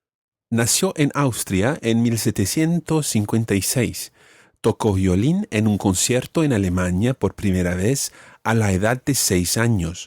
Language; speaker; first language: Spanish; non-native, fluent; English